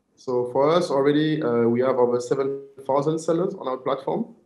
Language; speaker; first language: English; non-native, fluent; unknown